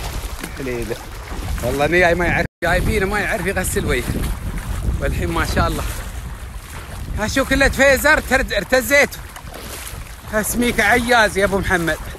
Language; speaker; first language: Arabic; native; Arabic